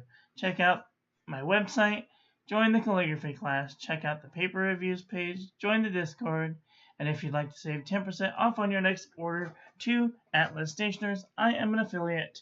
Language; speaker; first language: English; native; English